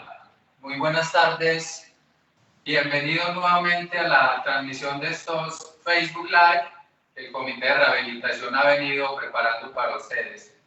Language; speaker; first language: Spanish; native; Spanish